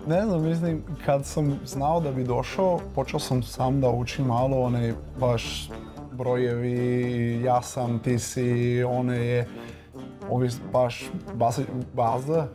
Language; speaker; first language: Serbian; non-native, learner; Portuguese